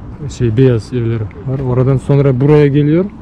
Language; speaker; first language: Turkish; non-native, learner; Bashkir